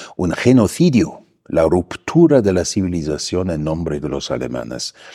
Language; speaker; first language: Spanish; non-native, fluent; German